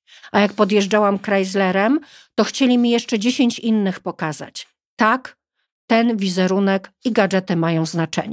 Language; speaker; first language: Polish; native; Polish